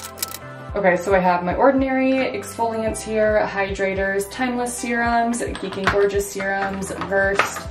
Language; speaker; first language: English; native; English